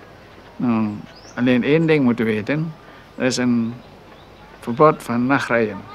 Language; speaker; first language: Dutch; non-native, local second language; Minangkabau